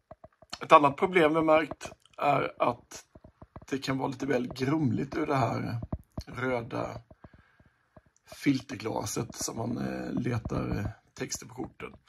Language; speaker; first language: Swedish; native; Swedish